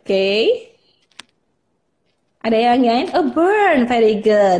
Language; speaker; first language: English; non-native, fluent; Indonesian